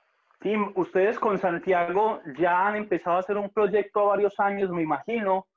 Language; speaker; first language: Spanish; native; Spanish